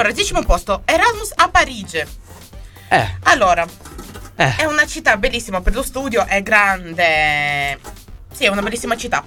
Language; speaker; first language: Italian; non-native, learner; German